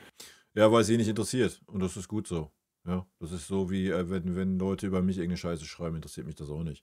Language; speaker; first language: German; native; German